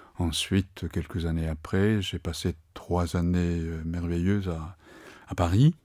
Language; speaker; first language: French; non-native, fluent; Japanese